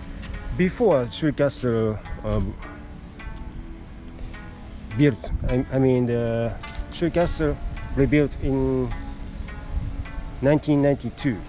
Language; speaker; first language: English; non-native, learner; Japanese